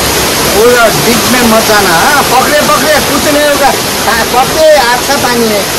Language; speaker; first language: Hindi; non-native, learner; Nepali